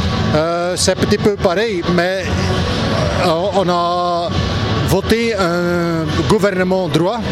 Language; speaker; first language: French; non-native, local second language; Dutch